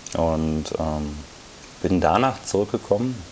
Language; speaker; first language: German; native; German